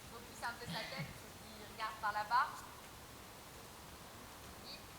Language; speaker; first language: French; native; French